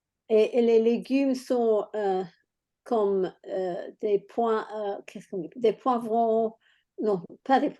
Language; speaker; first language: French; non-native, learner; English